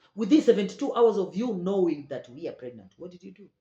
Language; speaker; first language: English; non-native, local second language; Swahili